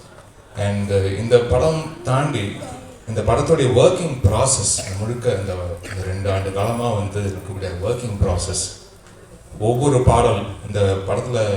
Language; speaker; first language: Tamil; native; Tamil